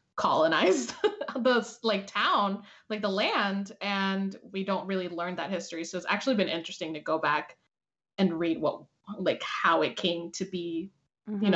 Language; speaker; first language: English; early bilingual, other home language; Spanish